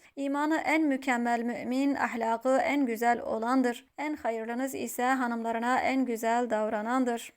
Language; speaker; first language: Turkish; native; Turkish